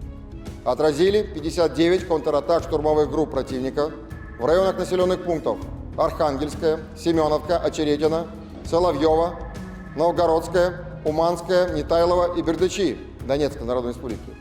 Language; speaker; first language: Russian; native; Russian